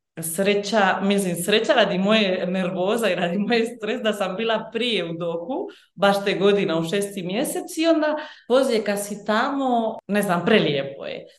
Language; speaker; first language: Croatian; early bilingual, heritage; Bosnian